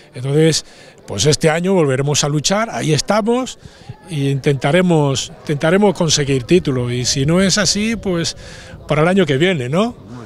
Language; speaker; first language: Spanish; native; Spanish